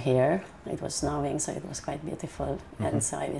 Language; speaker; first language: English; non-native, fluent; Spanish